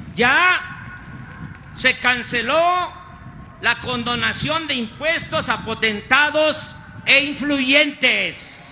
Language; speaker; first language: Spanish; native; Spanish